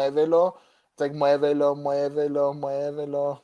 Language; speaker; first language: Spanish; early bilingual, heritage; Spanish